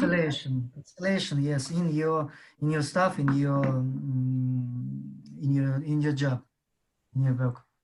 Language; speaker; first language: English; non-native, learner; Russian